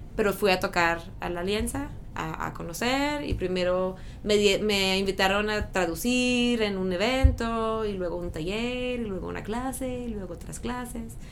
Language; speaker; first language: Spanish; non-native, fluent; French